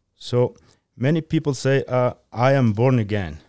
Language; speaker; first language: English; non-native, fluent; Spanish